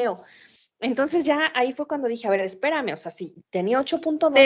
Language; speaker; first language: Spanish; native; Spanish